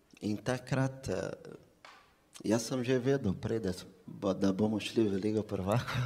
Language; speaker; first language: Slovenian; non-native, fluent; Portuguese